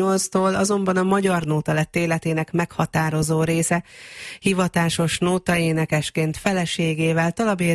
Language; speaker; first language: Hungarian; native; Hungarian